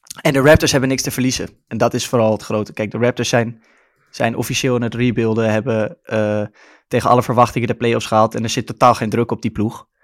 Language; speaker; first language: Dutch; native; Dutch